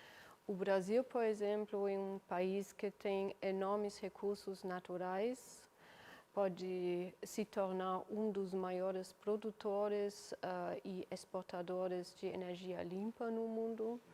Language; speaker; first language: Portuguese; non-native, fluent; German